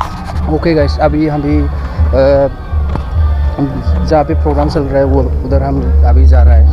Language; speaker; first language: Hindi; non-native, local second language; Bodo